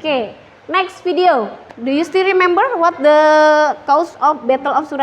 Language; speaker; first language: English; non-native, fluent; Indonesian